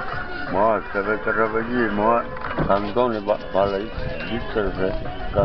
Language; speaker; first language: French; non-native, learner; Italian